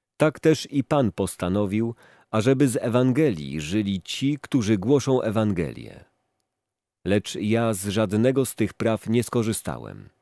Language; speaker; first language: Polish; native; Polish